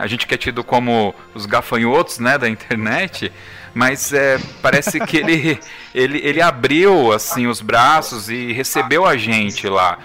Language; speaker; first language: Portuguese; native; Portuguese